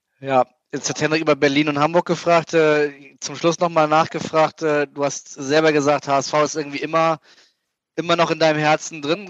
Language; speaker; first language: German; native; German